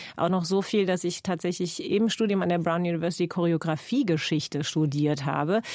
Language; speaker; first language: German; non-native, fluent; English